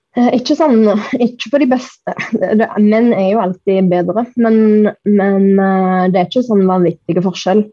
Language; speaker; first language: Norwegian; native; Norwegian